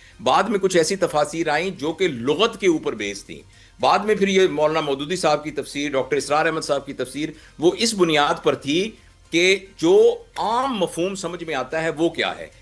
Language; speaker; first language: Urdu; non-native, local second language; Punjabi